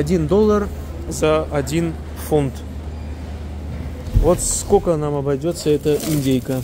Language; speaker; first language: Russian; native; Russian